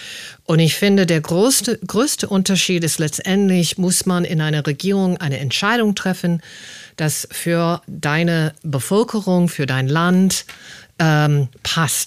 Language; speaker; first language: German; non-native, fluent; English